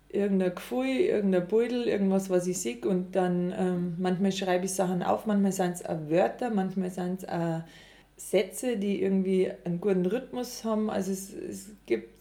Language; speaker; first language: German; native; German